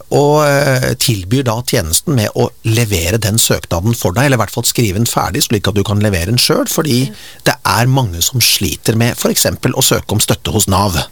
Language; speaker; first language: Norwegian; native; Norwegian